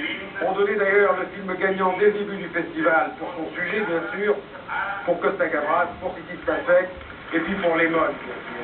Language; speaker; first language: French; native; French